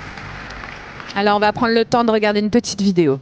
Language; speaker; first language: French; native; French